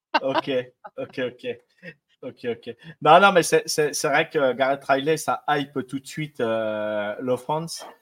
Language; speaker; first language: French; native; French